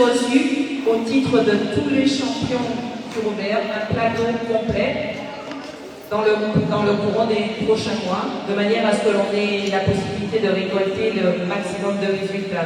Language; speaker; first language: French; native; French